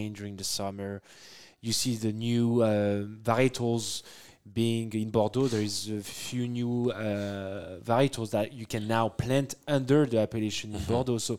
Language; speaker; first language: English; non-native, fluent; French